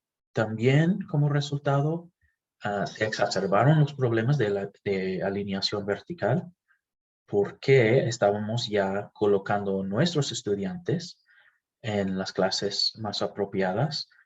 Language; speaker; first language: Spanish; non-native, fluent; English